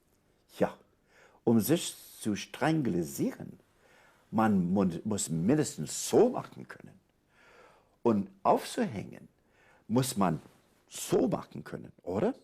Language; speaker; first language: German; non-native, fluent; English